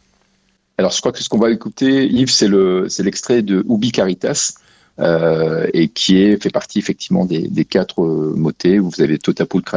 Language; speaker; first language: French; native; French